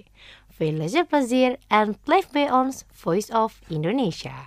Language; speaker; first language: Dutch; non-native, learner; Indonesian